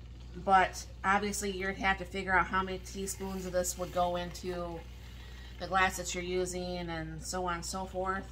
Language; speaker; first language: English; native; English